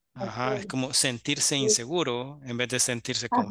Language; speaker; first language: Spanish; native; Spanish